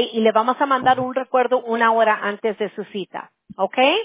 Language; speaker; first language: Spanish; early bilingual, heritage; Spanish